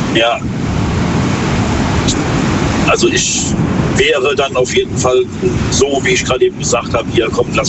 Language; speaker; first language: German; native; German